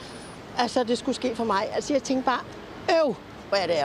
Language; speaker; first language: Danish; native; Danish